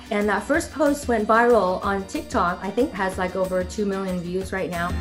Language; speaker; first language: English; native; English